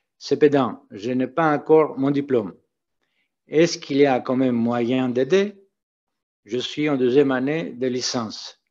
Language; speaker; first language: French; native; French